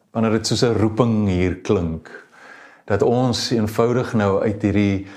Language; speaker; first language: Afrikaans; native; Afrikaans